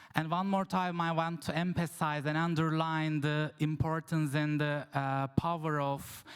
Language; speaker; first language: English; non-native, fluent; Turkish